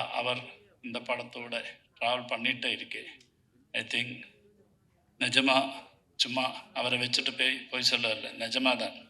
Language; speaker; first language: Tamil; non-native, learner; Malayalam